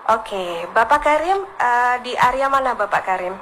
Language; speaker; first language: Indonesian; native; Indonesian